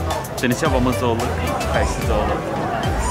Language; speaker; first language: Chinese; non-native, learner; Turkish